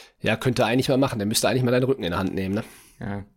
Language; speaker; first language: German; native; German